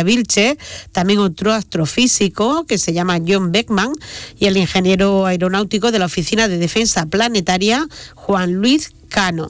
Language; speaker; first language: Spanish; native; Spanish